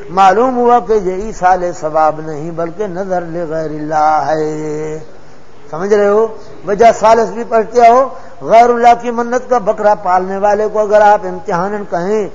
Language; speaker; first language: Urdu; non-native, local second language; Saraiki